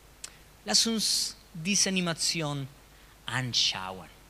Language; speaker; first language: German; non-native, fluent; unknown